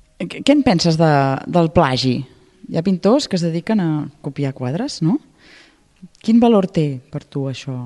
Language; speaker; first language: Catalan; native; Catalan